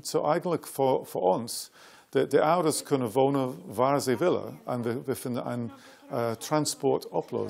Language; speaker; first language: Dutch; non-native, fluent; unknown